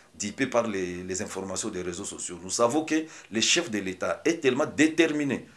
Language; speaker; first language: French; non-native, local second language; Swahili